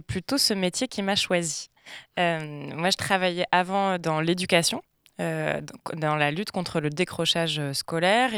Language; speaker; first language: French; native; French